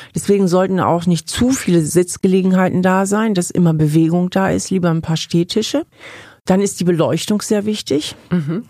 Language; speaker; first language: German; native; German